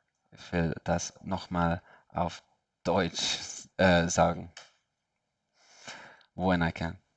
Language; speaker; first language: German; non-native, learner; English